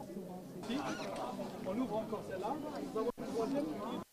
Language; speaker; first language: French; non-native, local second language; Arabic